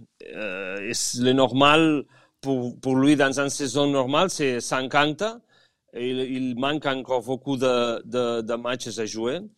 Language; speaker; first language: French; non-native, learner; Catalan